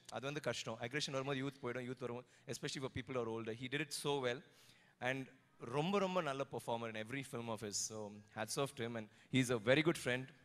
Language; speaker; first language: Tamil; native; Tamil